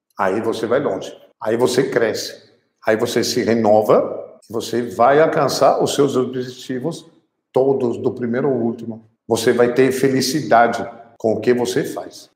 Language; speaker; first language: Portuguese; non-native, fluent; Italian